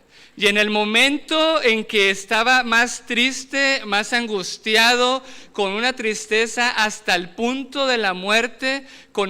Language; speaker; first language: Spanish; native; Spanish